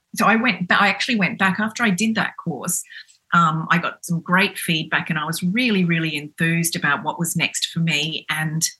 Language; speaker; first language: English; native; English